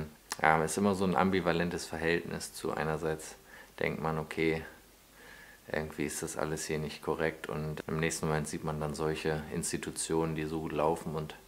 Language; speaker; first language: German; native; German